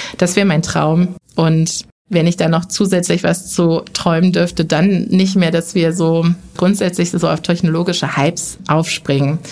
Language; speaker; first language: German; early bilingual, other home language; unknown